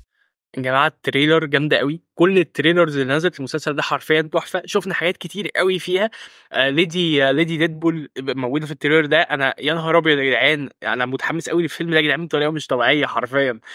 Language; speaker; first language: Arabic; native; Arabic